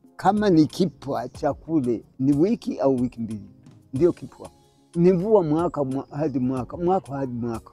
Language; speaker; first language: Swahili; non-native, local second language; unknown